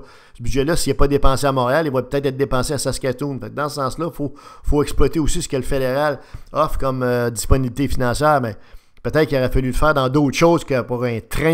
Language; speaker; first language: French; native; French